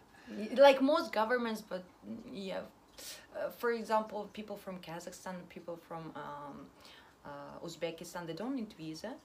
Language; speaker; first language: English; non-native, fluent; Russian